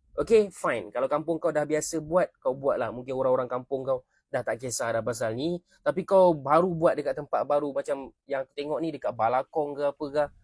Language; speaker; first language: Malay; native; Malay